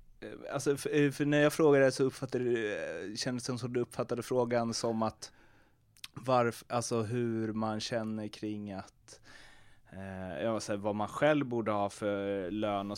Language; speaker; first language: Swedish; native; Swedish